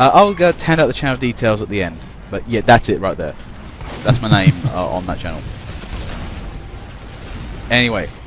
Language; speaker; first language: English; native; English